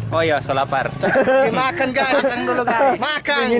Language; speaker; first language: Indonesian; non-native, local second language; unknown